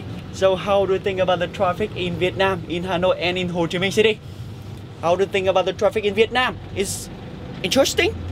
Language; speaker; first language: English; non-native, fluent; Vietnamese